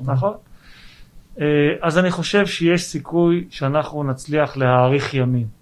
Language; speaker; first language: Hebrew; native; Hebrew